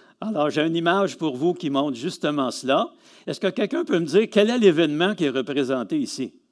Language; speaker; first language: French; native; French